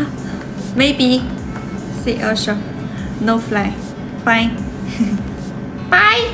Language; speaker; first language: English; non-native, learner; Chinese